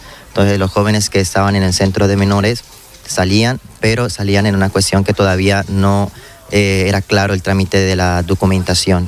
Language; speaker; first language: Spanish; native; Spanish